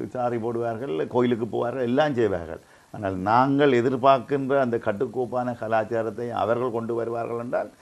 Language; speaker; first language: Tamil; native; Tamil